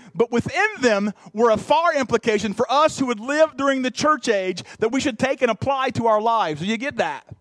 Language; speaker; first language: English; native; English